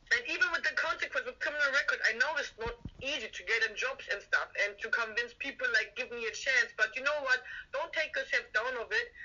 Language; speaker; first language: English; non-native, fluent; German